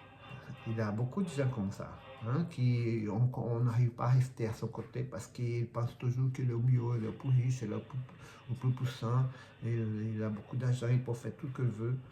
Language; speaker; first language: French; non-native, fluent; Portuguese